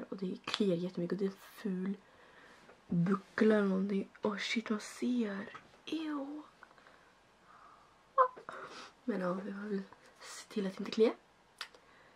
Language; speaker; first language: Swedish; early bilingual, other home language; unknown